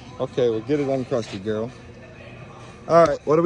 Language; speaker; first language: English; native; English